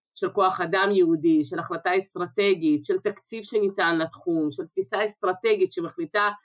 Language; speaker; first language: Hebrew; early bilingual, other home language; Russian